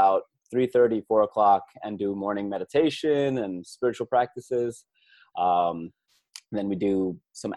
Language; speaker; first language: English; native; English